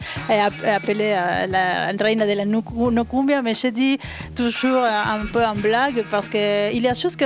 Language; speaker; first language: French; non-native, learner; Spanish